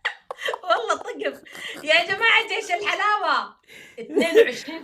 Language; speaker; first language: Arabic; native; Arabic